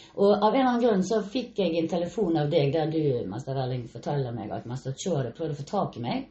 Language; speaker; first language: Norwegian; native; Norwegian